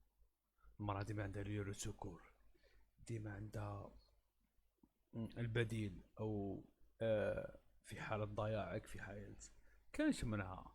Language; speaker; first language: Arabic; native; Arabic